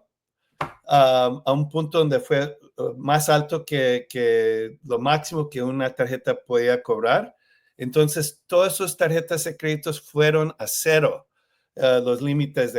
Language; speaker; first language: Spanish; early bilingual, heritage; Spanish